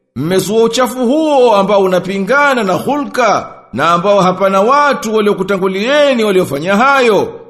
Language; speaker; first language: Swahili; native; Swahili